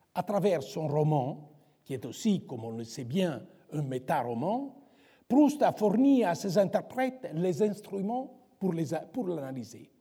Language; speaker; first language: French; non-native, fluent; Italian